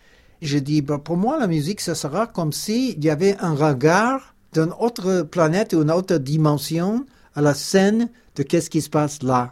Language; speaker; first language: French; non-native, fluent; English